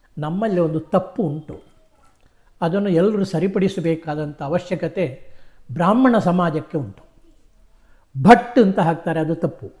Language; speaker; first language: Kannada; native; Kannada